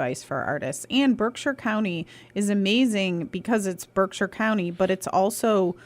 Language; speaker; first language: English; native; English